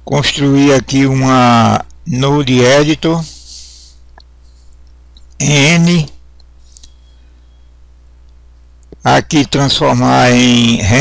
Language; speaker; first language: Portuguese; native; Portuguese